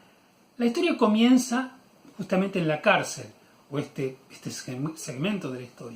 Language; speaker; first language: Spanish; native; Spanish